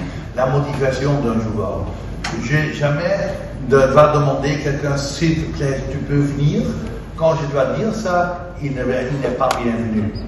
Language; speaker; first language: French; non-native, fluent; Dutch